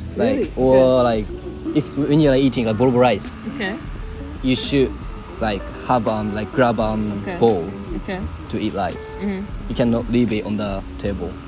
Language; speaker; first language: English; non-native, learner; Japanese